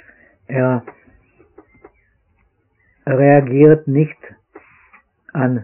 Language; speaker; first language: German; non-native, fluent; Czech